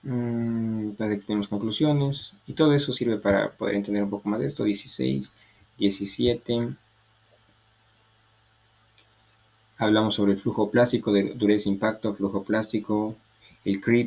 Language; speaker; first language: Spanish; native; Spanish